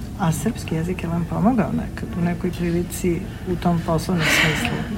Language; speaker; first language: Serbian; native; Serbian